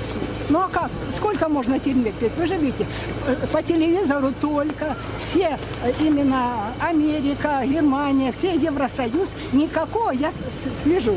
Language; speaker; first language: Russian; native; Russian